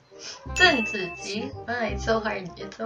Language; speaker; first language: English; non-native, learner; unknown